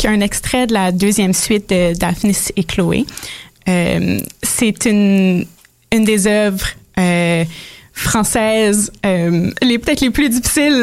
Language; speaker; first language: French; native; French